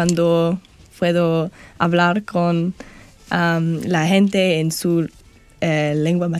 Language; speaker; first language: Spanish; non-native, learner; English